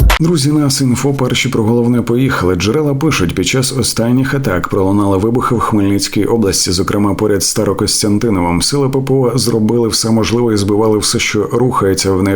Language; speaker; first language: Ukrainian; native; Ukrainian